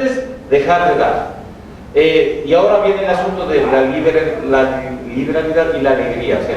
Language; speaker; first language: Spanish; native; Spanish